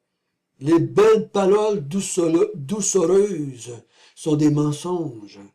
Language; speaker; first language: French; native; French